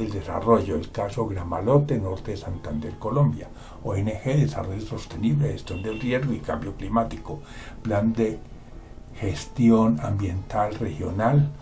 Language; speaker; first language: Spanish; native; Spanish